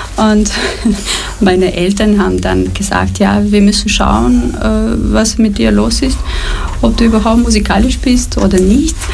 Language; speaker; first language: German; non-native, fluent; Romanian